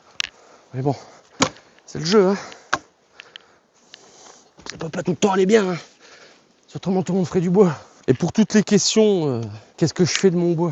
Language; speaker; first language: French; native; French